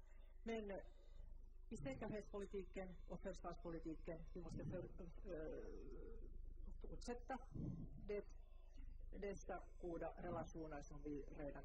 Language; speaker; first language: Swedish; non-native, local second language; Finnish